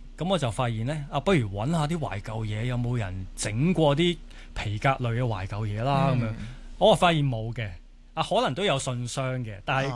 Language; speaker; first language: Cantonese; native; Cantonese